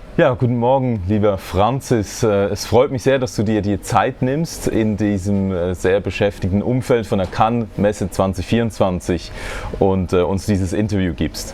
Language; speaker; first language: German; native; German